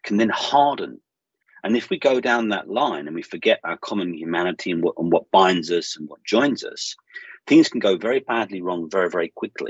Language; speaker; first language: English; native; English